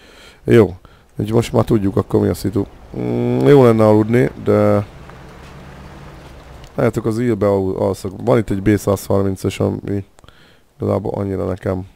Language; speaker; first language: Hungarian; native; Hungarian